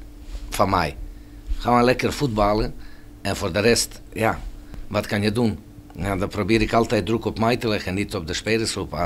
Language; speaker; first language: Dutch; non-native, fluent; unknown